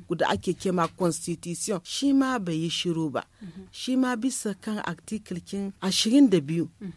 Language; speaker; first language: Hausa; native; Hausa